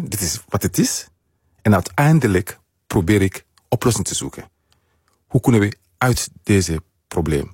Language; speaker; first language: Dutch; non-native, fluent; Mandingo